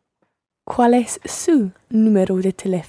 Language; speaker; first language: Spanish; non-native, learner; English